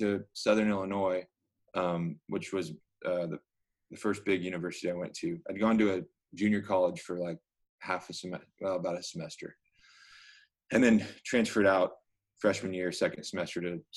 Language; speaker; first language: English; native; English